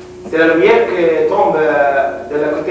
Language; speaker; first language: French; non-native, local second language; Arabic